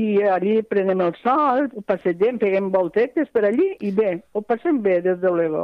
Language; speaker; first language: Catalan; non-native, local second language; Spanish